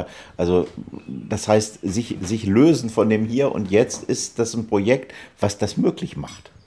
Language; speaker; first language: German; native; German